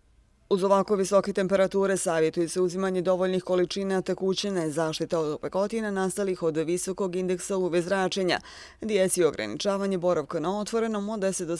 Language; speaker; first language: Bosnian; native; Bosnian